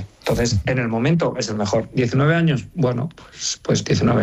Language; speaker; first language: Spanish; native; Spanish